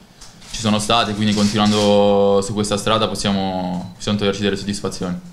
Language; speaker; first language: Italian; native; Italian